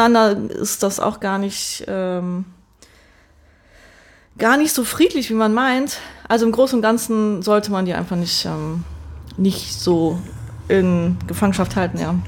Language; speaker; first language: German; native; German